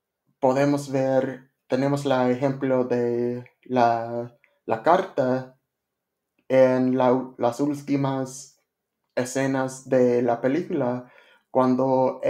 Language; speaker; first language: Spanish; non-native, learner; English